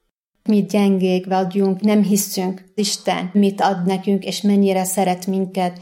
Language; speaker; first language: Hungarian; non-native, fluent; Arabic